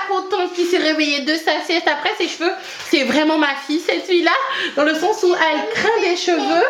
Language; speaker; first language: French; native; French